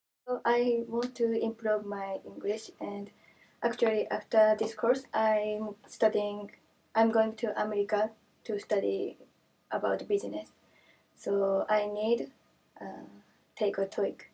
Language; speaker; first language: English; non-native, learner; Japanese